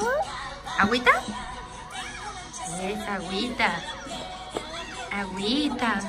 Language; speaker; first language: Spanish; native; Spanish